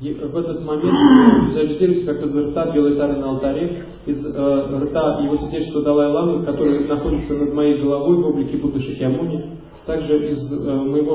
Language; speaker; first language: Russian; native; Russian